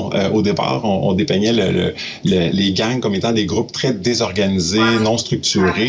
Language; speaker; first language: French; native; French